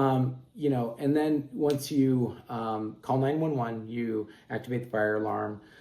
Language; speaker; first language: English; native; English